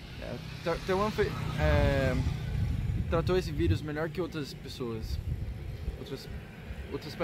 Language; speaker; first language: Portuguese; early bilingual, heritage; Portuguese